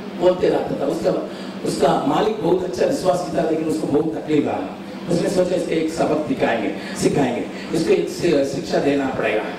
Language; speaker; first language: Hindi; non-native, local second language; Tamil